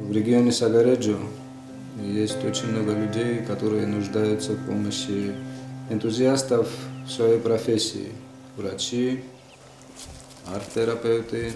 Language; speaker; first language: Russian; non-native, fluent; Georgian